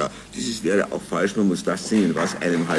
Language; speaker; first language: German; native; German